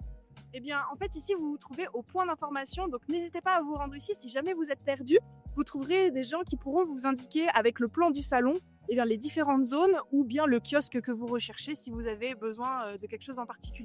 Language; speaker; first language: French; native; French